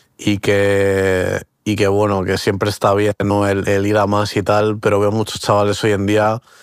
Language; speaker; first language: Spanish; early bilingual, other home language; Portuguese